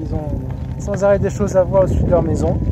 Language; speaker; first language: French; native; French